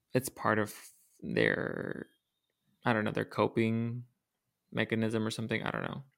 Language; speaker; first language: English; early bilingual, other home language; Spanish